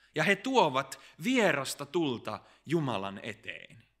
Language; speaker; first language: Finnish; early bilingual, heritage; Finnish